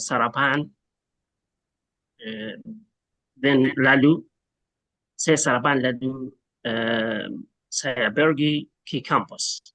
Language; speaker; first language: Indonesian; non-native, learner; Arabic